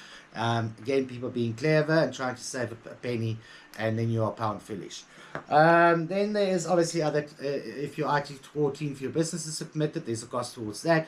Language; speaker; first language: English; native; English